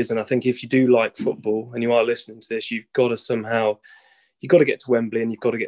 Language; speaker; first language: English; native; English